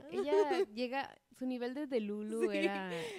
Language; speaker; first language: Spanish; native; Spanish